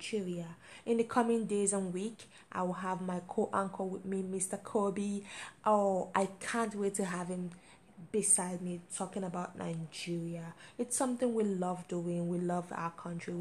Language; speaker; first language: English; non-native, local second language; Igbo